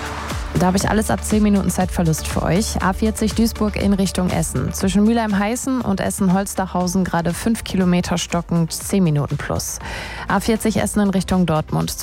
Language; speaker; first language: German; native; German